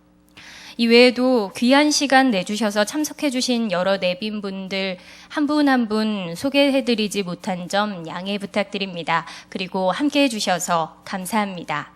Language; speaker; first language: Korean; native; Korean